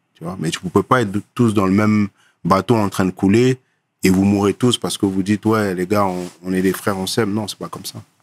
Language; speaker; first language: French; early bilingual, other home language; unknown